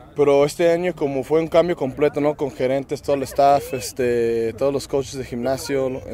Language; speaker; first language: Spanish; early bilingual, other home language; English